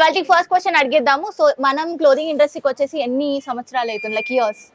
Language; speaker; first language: Telugu; native; Telugu